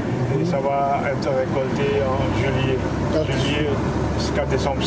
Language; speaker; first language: French; non-native, local second language; Morisyen